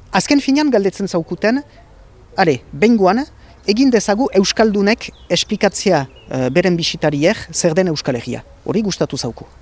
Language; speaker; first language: Basque; native; Basque